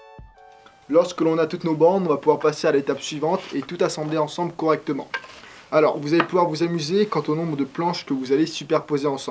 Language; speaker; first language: French; native; French